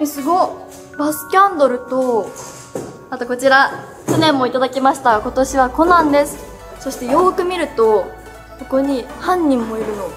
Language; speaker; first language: Japanese; native; Japanese